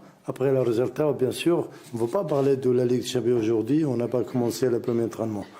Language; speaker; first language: French; non-native, learner; Arabic